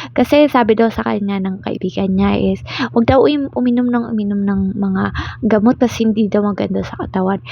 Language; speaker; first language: Filipino; non-native, local second language; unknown